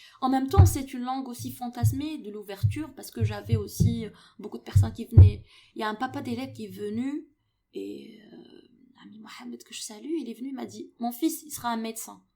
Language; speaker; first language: French; non-native, local second language; Arabic